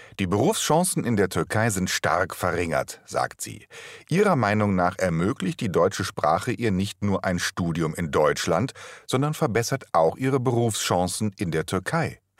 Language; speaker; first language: German; native; German